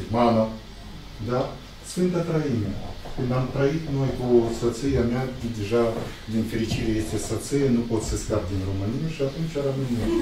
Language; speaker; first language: Romanian; non-native, local second language; Russian